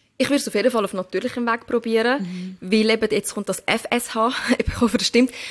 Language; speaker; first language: German; early bilingual, other home language; Turkish